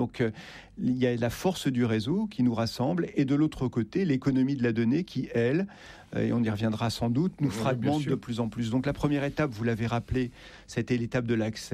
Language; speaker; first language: French; native; French